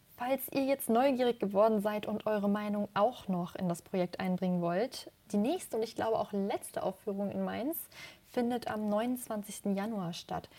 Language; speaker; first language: German; native; German